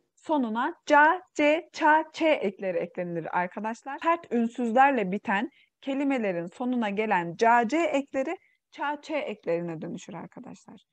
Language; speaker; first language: Turkish; non-native, fluent; Uyghur